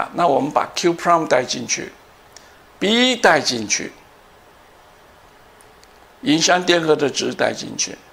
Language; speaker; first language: Chinese; native; Chinese